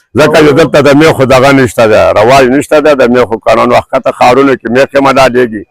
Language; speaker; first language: Pashto; non-native, local second language; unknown